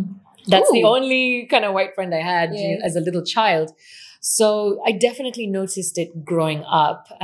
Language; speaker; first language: English; non-native, local second language; Swahili